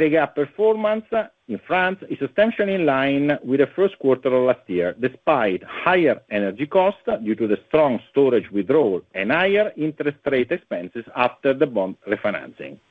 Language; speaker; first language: English; non-native, fluent; Italian